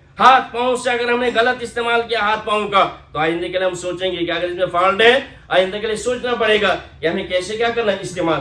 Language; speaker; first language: Urdu; non-native, local second language; Kashmiri